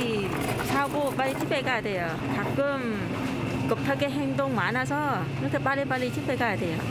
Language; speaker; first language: Korean; non-native, learner; Vietnamese